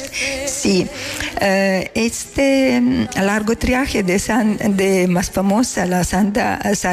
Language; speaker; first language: Spanish; non-native, learner; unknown